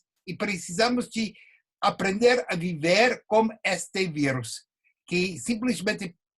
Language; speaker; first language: Portuguese; non-native, fluent; English